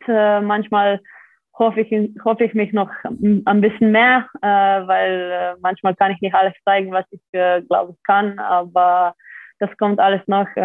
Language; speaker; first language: German; non-native, fluent; Slovenian